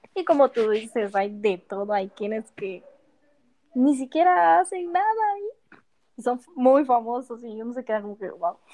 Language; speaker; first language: Spanish; native; Spanish